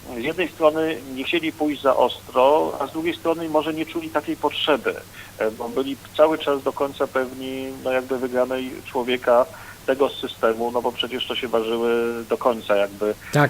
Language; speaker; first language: Polish; native; Polish